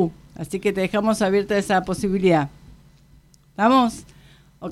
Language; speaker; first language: Spanish; native; Spanish